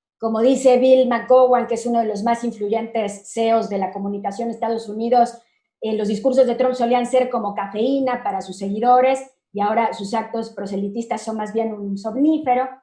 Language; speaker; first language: Spanish; native; Spanish